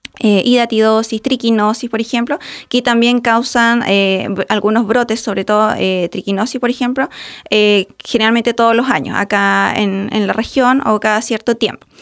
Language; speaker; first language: Spanish; native; Spanish